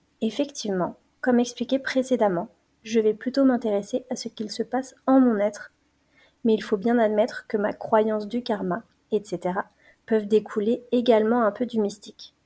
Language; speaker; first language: French; native; French